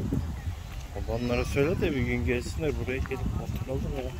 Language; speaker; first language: Turkish; native; Turkish